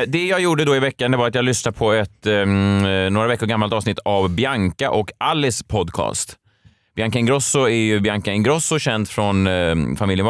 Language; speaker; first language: Swedish; native; Swedish